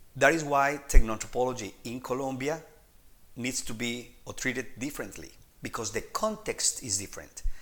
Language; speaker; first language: English; non-native, fluent; Spanish